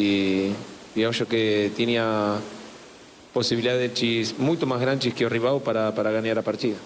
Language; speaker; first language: Portuguese; non-native, learner; Spanish